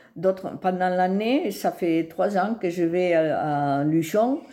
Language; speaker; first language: French; non-native, fluent; Spanish